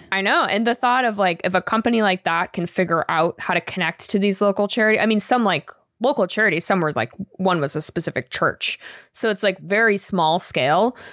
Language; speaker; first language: English; native; English